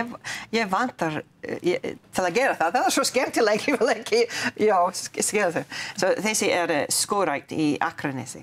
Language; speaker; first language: Icelandic; non-native, learner; English